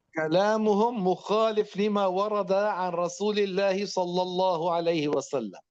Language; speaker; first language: Arabic; native; Arabic